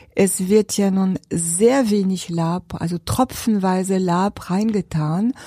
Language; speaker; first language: German; non-native, fluent; French